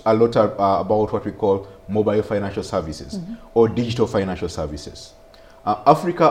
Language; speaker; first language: English; non-native, local second language; Ganda